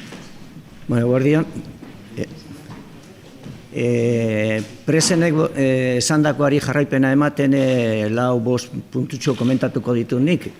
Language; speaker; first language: Basque; non-native, local second language; Spanish